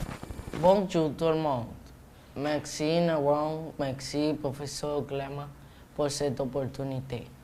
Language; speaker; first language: French; non-native, learner; Spanish